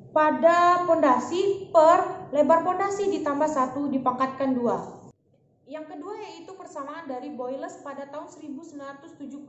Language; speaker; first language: Indonesian; native; Indonesian